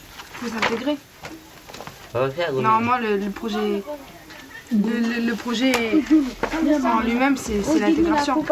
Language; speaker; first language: French; native; French